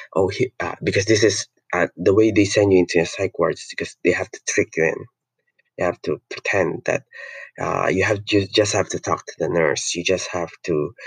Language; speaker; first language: English; non-native, local second language; Filipino